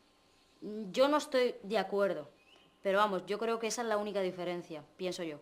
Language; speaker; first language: Spanish; non-native, fluent; Arabic